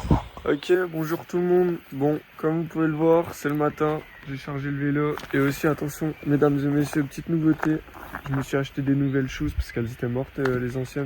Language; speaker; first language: French; native; French